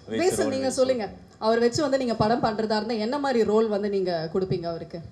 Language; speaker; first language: Tamil; native; Tamil